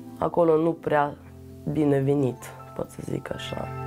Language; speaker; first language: Romanian; non-native, learner; Russian